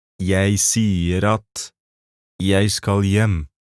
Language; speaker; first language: Norwegian; non-native, fluent; Polish